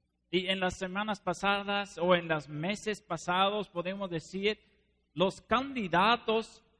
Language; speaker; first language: Spanish; non-native, fluent; Dutch